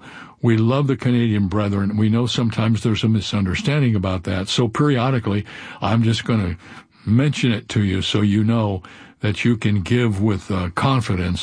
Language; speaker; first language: English; native; English